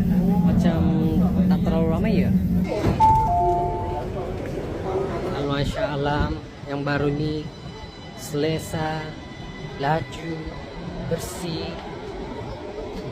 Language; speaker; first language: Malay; non-native, fluent; Korean